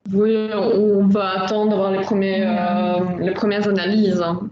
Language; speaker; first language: French; native; French